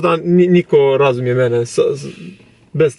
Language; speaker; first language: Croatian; non-native, learner; Albanian